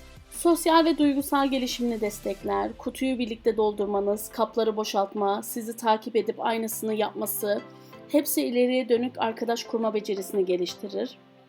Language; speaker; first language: Turkish; non-native, fluent; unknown